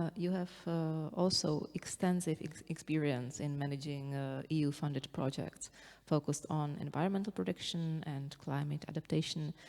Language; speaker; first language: English; non-native, fluent; Czech